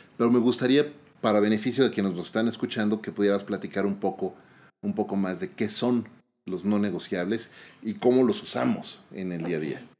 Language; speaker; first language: Spanish; native; Spanish